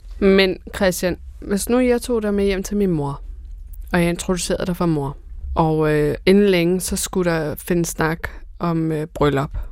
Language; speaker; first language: Danish; early bilingual, other home language; Persian